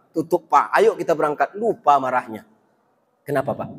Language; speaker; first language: Indonesian; non-native, local second language; Minangkabau